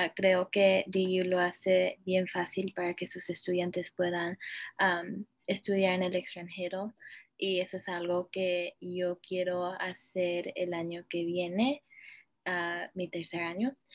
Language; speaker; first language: Spanish; early bilingual, heritage; Spanish